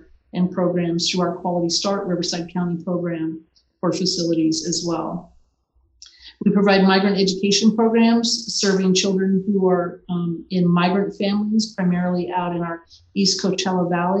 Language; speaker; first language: English; native; English